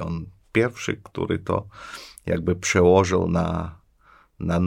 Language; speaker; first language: Polish; non-native, fluent; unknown